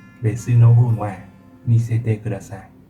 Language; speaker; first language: Japanese; non-native, learner; Vietnamese